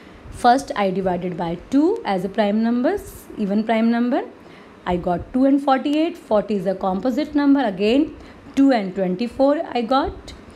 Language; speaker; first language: English; non-native, local second language; Hindi